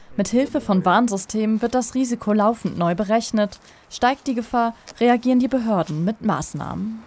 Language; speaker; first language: German; native; German